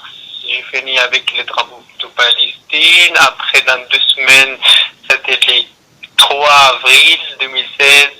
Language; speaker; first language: French; non-native, learner; Arabic